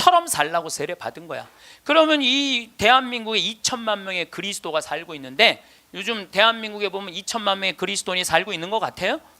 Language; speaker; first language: Korean; native; Korean